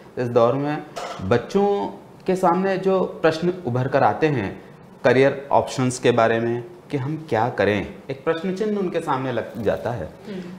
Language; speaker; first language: Hindi; native; Hindi